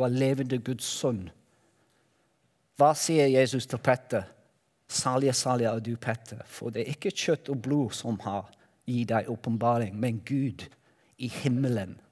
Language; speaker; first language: Norwegian; non-native, learner; Welsh